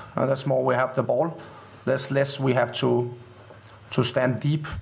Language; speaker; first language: English; non-native, fluent; Danish